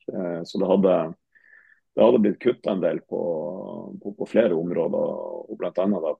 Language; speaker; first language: Norwegian; native; Norwegian